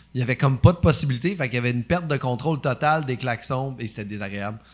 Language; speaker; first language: French; native; French